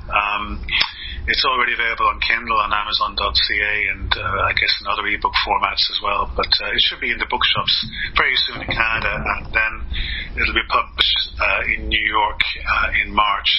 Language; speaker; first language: English; native; English